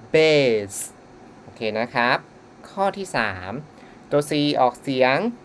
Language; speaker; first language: Thai; native; Thai